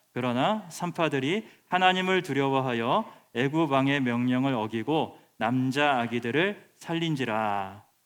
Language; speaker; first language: Korean; native; Korean